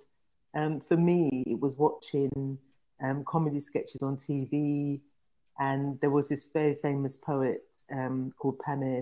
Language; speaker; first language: English; native; English